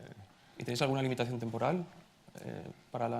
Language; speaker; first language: Spanish; native; Spanish